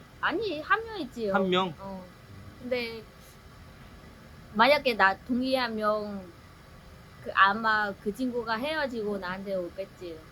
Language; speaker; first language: Korean; non-native, learner; Vietnamese